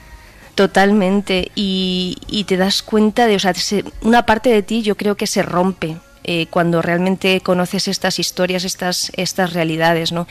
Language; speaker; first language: Spanish; native; Spanish